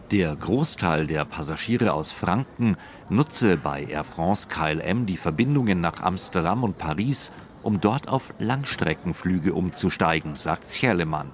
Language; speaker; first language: German; native; German